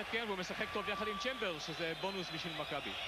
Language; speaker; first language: Hebrew; native; Hebrew